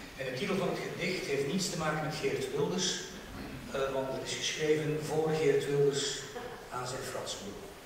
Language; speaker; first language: Dutch; native; Dutch